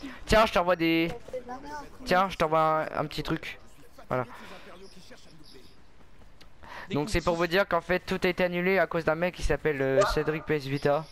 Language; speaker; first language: French; native; French